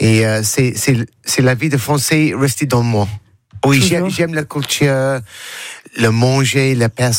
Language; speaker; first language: French; non-native, learner; English